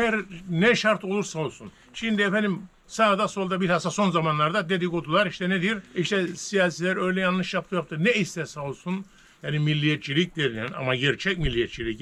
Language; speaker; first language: Turkish; native; Turkish